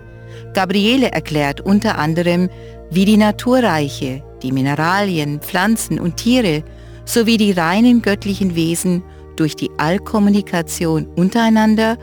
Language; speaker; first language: German; native; German